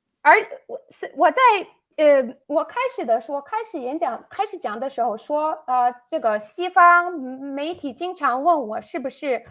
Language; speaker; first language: Chinese; non-native, fluent; Latvian